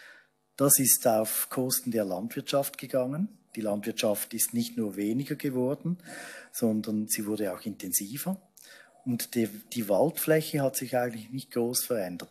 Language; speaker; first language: German; native; German